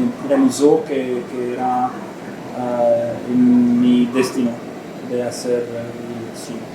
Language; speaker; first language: Spanish; non-native, learner; Romanian